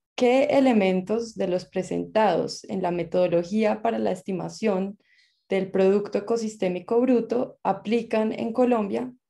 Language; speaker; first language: Spanish; native; Spanish